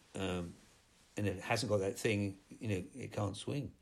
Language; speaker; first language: English; native; English